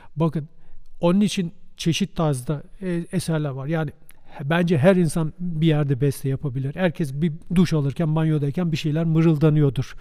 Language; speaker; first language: Turkish; native; Turkish